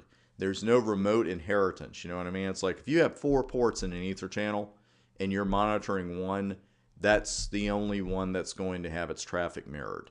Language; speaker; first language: English; native; English